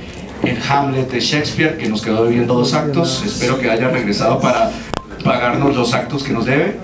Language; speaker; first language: Spanish; native; Spanish